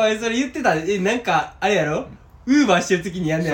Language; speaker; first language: Japanese; native; Japanese